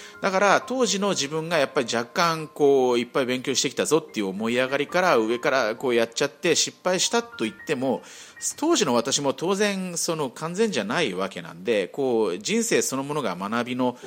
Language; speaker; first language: Japanese; native; Japanese